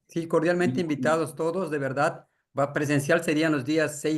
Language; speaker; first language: Spanish; native; Spanish